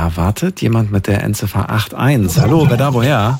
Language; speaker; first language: German; native; German